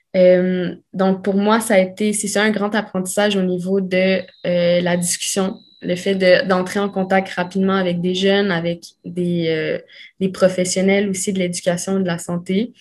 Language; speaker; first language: French; early bilingual, other home language; Spanish